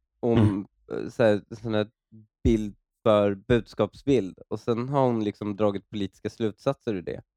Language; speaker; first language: Swedish; early bilingual, other home language; Persian